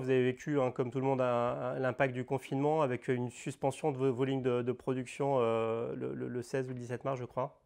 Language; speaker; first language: French; native; French